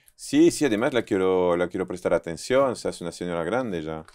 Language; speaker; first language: Spanish; non-native, fluent; French